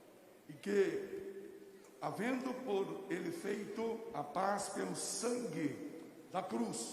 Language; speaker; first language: Portuguese; native; Portuguese